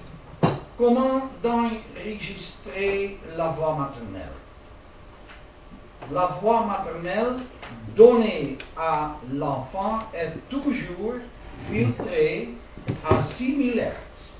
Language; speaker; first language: French; non-native, learner; Dutch